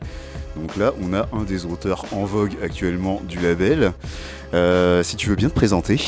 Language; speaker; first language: French; native; French